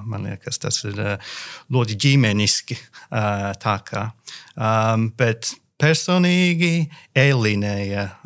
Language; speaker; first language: Latvian; non-native, learner; English